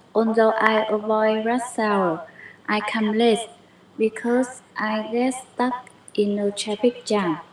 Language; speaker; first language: English; non-native, learner; Vietnamese